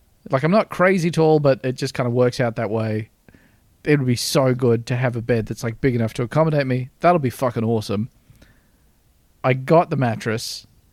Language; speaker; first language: English; native; English